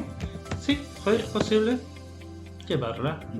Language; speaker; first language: Spanish; non-native, fluent; English